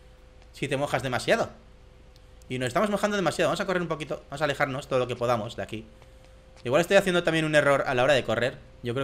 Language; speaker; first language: Spanish; native; Spanish